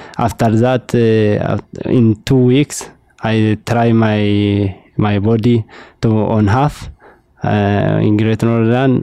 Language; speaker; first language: English; non-native, learner; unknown